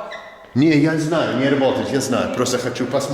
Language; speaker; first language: Russian; non-native, fluent; English